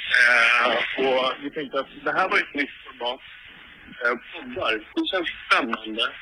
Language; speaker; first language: Swedish; native; Swedish